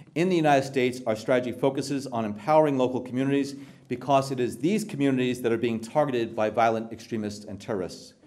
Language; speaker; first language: English; native; English